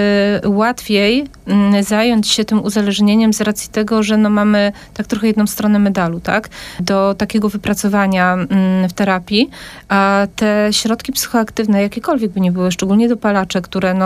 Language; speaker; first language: Polish; native; Polish